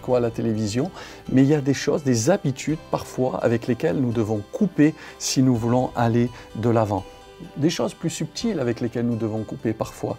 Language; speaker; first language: French; native; French